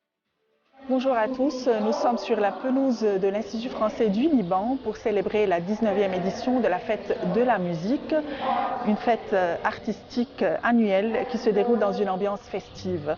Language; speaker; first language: French; non-native, local second language; Arabic